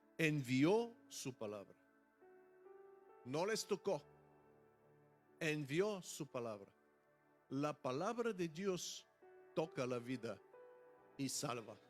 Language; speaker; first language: Spanish; non-native, fluent; Bulgarian